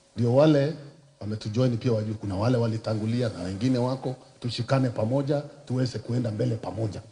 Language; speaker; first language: Swahili; non-native, local second language; Meru